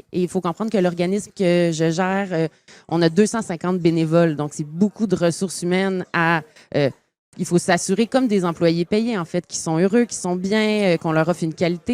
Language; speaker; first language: French; native; French